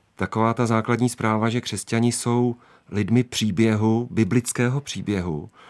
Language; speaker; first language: Czech; native; Czech